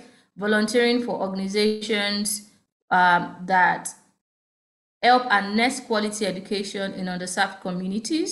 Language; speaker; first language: English; non-native, local second language; Yoruba